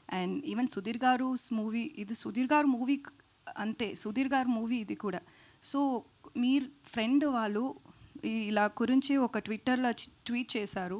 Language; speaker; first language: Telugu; non-native, learner; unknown